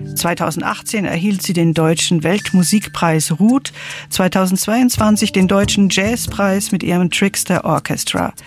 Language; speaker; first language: German; native; German